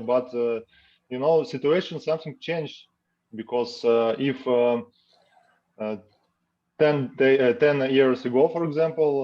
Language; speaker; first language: English; non-native, learner; Russian